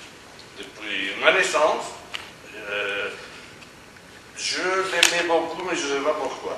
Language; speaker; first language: French; non-native, fluent; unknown